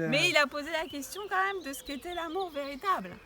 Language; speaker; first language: French; native; French